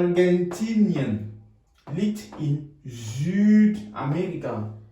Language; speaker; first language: German; non-native, fluent; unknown